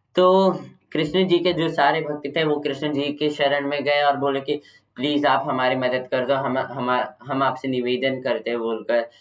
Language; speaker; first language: Hindi; non-native, local second language; Kannada